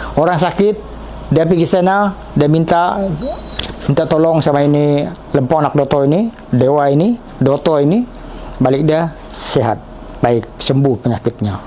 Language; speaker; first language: Malay; non-native, local second language; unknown